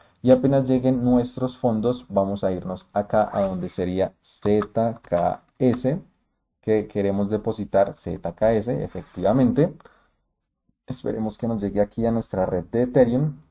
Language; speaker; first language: Spanish; native; Spanish